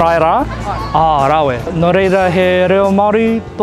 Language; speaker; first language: Māori; non-native, local second language; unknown